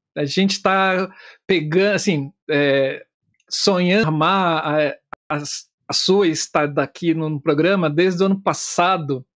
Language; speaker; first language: Portuguese; native; Portuguese